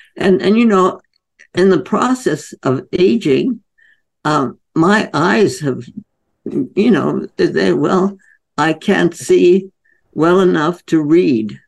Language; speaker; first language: English; native; English